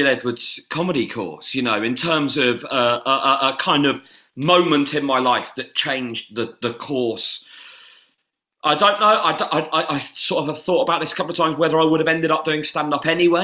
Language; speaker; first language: English; native; English